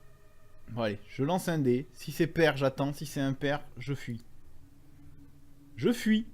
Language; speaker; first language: French; native; French